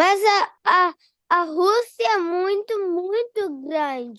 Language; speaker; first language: Portuguese; early bilingual, heritage; Portuguese